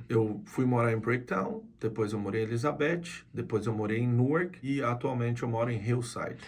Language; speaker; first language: Portuguese; native; Portuguese